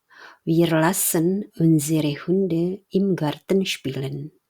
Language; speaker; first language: German; non-native, fluent; Indonesian